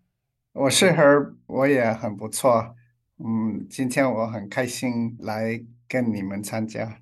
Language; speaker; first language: Chinese; non-native, learner; English